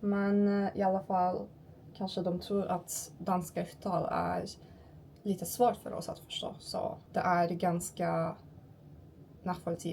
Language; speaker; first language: Swedish; non-native, learner; Turkish